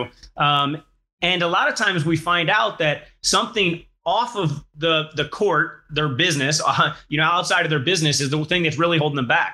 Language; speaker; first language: English; native; English